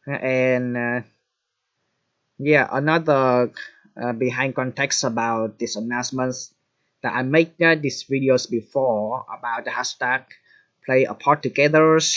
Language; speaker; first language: English; non-native, fluent; Vietnamese